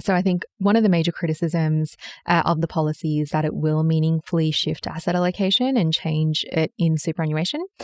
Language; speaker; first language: English; native; English